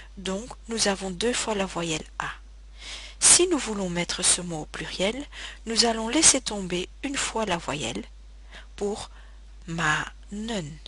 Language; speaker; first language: French; native; French